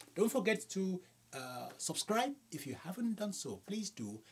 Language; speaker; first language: English; non-native, local second language; Yoruba